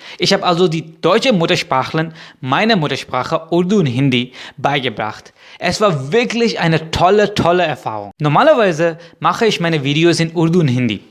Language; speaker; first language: German; non-native, fluent; Urdu